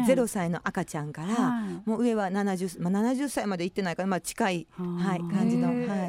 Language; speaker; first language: Japanese; native; Japanese